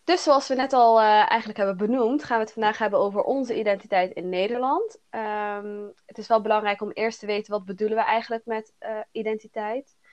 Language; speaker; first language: Dutch; early bilingual, other home language; Somali